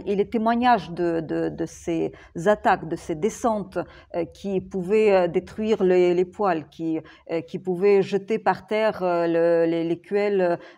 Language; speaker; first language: French; non-native, fluent; Ukrainian